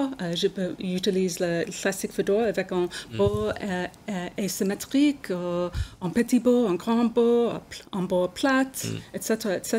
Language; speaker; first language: French; non-native, learner; English